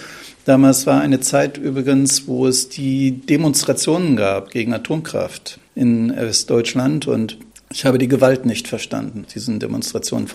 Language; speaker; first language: German; native; German